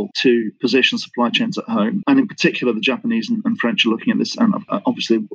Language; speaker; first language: English; native; English